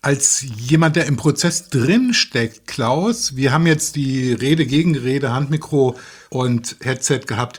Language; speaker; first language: German; native; German